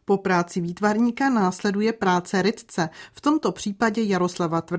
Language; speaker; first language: Czech; native; Czech